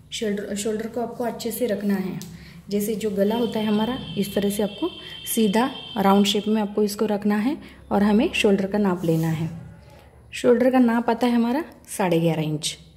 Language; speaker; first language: Hindi; non-native, local second language; Marathi